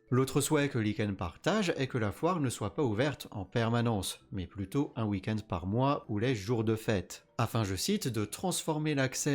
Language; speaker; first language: French; native; French